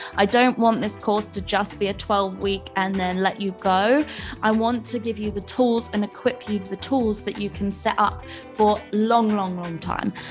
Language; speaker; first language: English; native; English